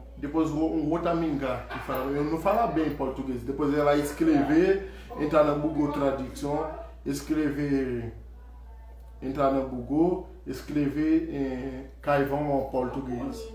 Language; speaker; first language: Portuguese; non-native, learner; Haitian Creole